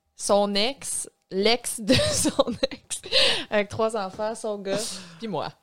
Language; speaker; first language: French; native; French